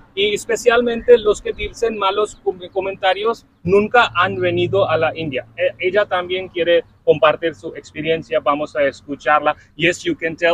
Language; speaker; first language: Spanish; non-native, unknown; Hindi